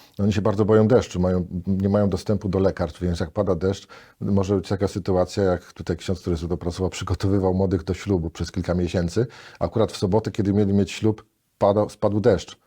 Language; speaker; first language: Polish; native; Polish